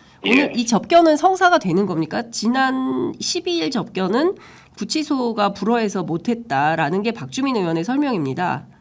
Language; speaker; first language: Korean; native; Korean